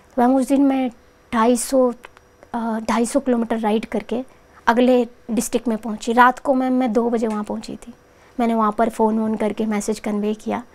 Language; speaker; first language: Hindi; native; Hindi